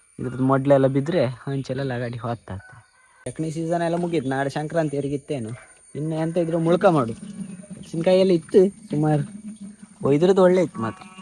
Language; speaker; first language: Kannada; native; Kannada